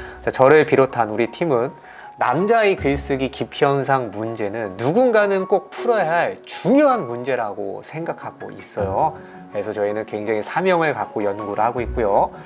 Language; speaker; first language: Korean; native; Korean